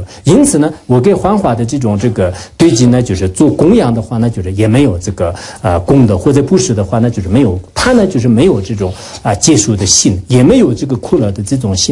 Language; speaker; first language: Chinese; non-native, local second language; Tibetan